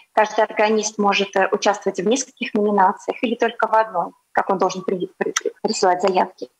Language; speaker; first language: Russian; native; Russian